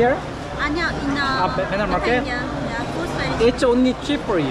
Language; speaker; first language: English; non-native, learner; Korean